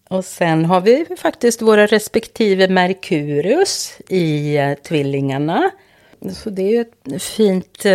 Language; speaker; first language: Swedish; native; Swedish